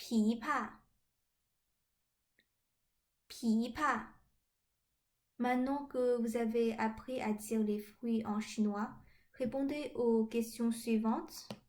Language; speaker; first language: French; non-native, fluent; Chinese